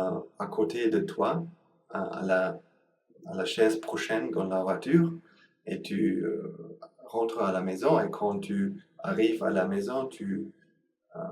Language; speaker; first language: French; non-native, learner; Sinhala